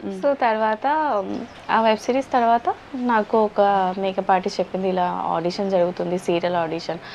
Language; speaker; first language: Telugu; non-native, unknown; Bangla